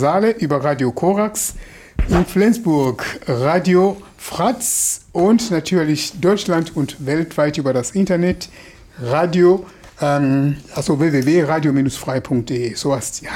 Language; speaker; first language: German; non-native, fluent; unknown